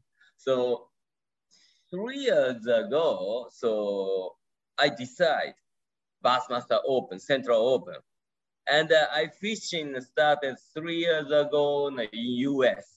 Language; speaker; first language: English; non-native, learner; Japanese